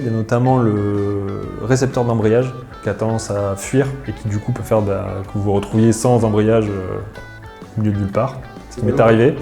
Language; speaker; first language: French; native; French